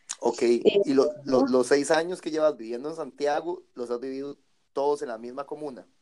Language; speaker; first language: Spanish; native; Spanish